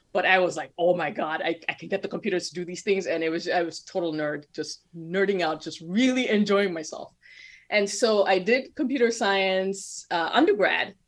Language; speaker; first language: English; non-native, local second language; Yoruba